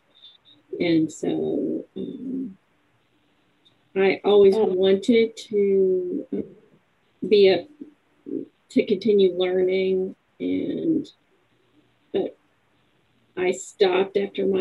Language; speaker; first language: English; native; English